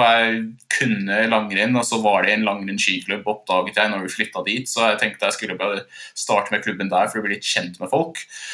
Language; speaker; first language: Norwegian; non-native, fluent; English